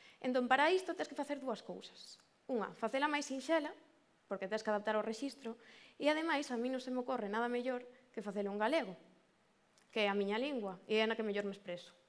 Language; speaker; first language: Galician; native; Galician